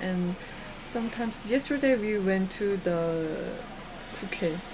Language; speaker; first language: English; non-native, learner; Korean